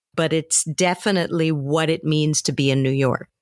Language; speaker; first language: English; native; English